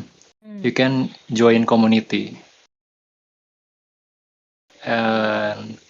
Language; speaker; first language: English; non-native, learner; Indonesian